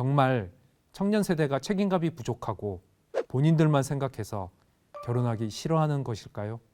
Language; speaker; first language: Korean; native; Korean